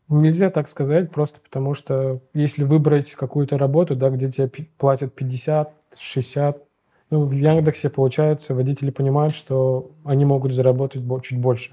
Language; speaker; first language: Russian; non-native, local second language; Uzbek